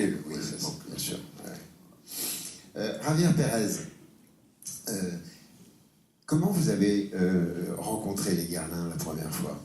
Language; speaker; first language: French; native; French